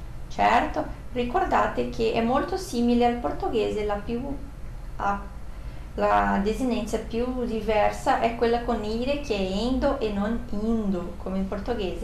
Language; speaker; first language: Italian; non-native, fluent; Portuguese